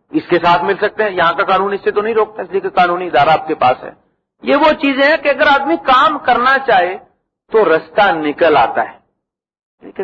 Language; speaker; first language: Urdu; native; Urdu